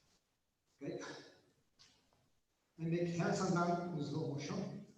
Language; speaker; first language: English; non-native, learner; Italian